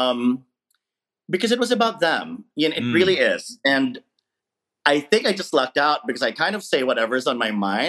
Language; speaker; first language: English; non-native, local second language; Filipino